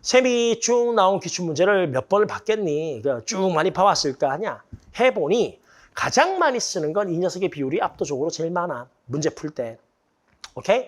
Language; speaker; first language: Korean; native; Korean